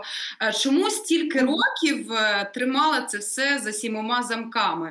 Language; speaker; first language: Ukrainian; native; Ukrainian